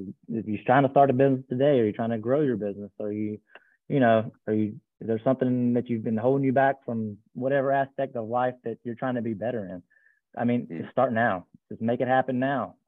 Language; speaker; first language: English; native; English